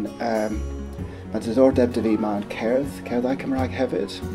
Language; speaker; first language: Welsh; non-native, learner; English